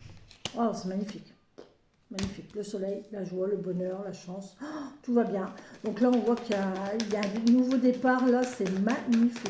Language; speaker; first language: French; native; French